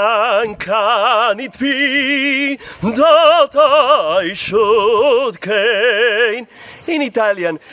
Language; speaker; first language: English; non-native, learner; Italian